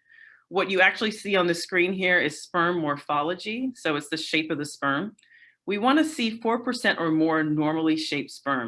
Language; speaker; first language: English; native; English